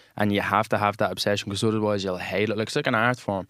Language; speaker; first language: English; native; English